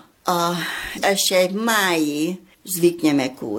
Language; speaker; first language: Slovak; early bilingual, heritage; Slovak